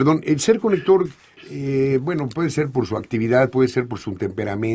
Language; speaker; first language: Spanish; native; Spanish